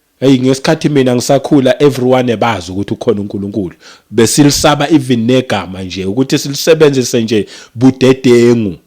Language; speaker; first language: Zulu; native; Zulu